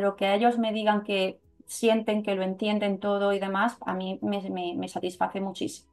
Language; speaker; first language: Spanish; native; Spanish